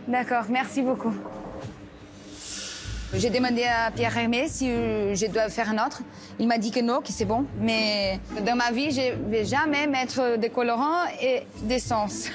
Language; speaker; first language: French; non-native, fluent; Portuguese